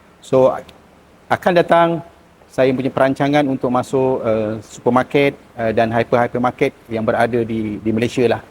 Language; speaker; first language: Malay; native; Malay